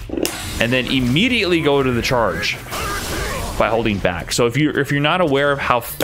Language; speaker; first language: English; native; English